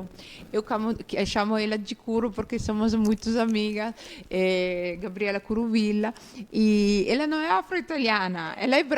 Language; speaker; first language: Portuguese; non-native, fluent; Italian